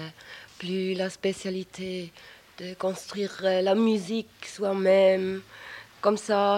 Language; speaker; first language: French; non-native, local second language; German